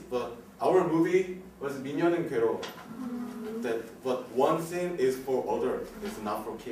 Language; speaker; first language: English; non-native, learner; Korean